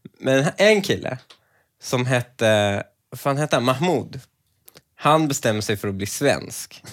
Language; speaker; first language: Swedish; early bilingual, other home language; Persian